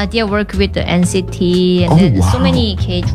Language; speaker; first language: English; non-native, learner; Korean